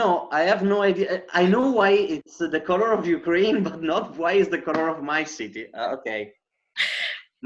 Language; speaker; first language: English; non-native, fluent; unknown